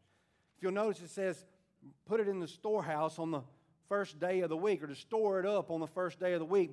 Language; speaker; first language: English; native; English